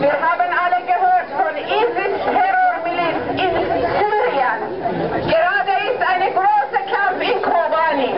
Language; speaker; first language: German; non-native, fluent; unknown